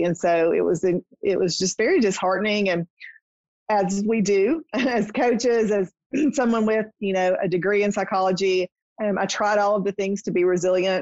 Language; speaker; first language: English; native; English